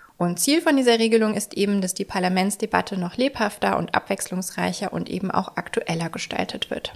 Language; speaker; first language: German; native; German